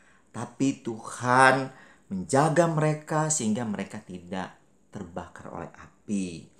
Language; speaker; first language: Malay; native; Malay